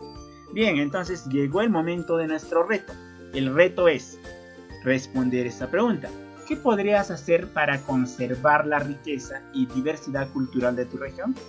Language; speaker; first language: Spanish; native; Spanish